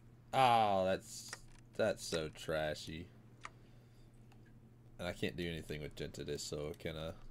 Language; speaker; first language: English; native; English